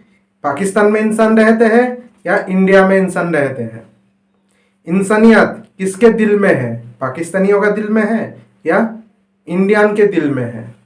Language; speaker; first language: Hindi; non-native, local second language; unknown